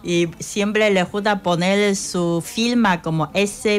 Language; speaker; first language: Spanish; non-native, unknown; Chinese